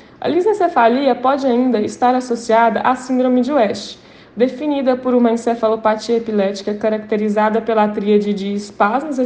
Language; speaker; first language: Portuguese; native; Portuguese